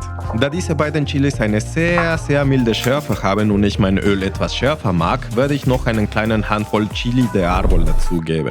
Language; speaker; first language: German; non-native, fluent; Spanish